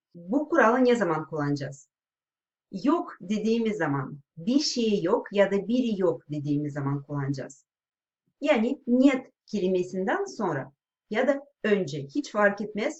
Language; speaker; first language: Turkish; non-native, fluent; Russian